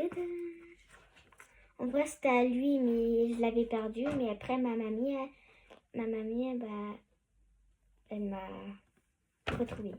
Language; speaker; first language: French; native; French